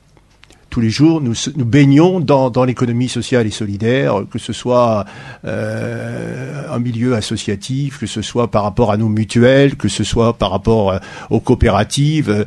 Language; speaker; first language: French; native; French